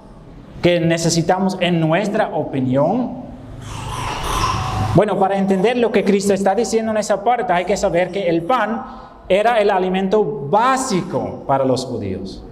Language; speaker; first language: Spanish; non-native, fluent; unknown